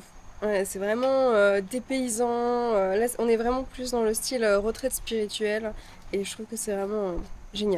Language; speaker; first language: French; native; French